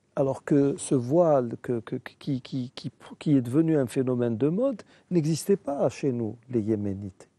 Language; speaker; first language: French; non-native, local second language; Arabic